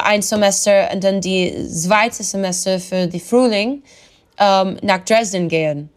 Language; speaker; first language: German; non-native, learner; English